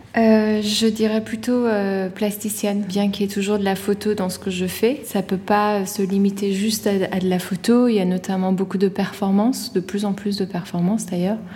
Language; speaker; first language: French; early bilingual, other home language; Persian